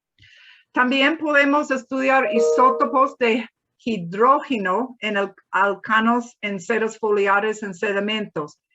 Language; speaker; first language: Spanish; non-native, fluent; English